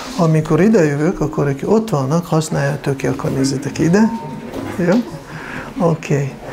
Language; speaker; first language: Hungarian; non-native, fluent; Russian